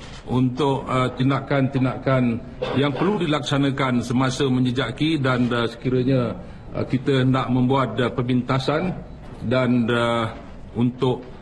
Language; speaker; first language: Malay; native; Malay